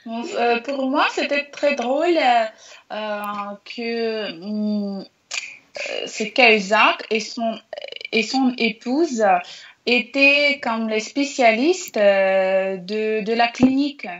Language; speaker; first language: French; non-native, learner; Russian